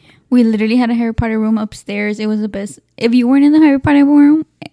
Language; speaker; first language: English; early bilingual, other home language; Spanish